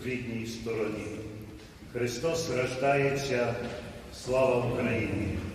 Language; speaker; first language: Ukrainian; early bilingual, heritage; Ukrainian